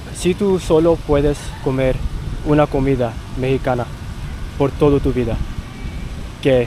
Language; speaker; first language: Spanish; non-native, learner; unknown